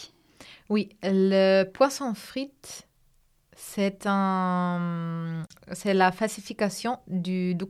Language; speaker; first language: French; non-native, fluent; German